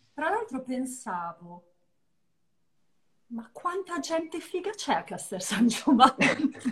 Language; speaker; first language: Italian; native; Italian